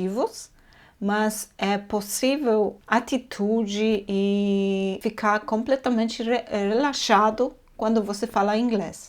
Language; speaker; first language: Portuguese; non-native, fluent; Polish